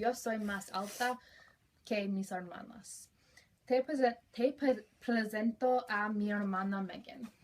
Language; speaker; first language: Spanish; non-native, learner; English